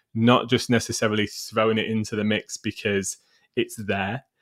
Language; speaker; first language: English; native; English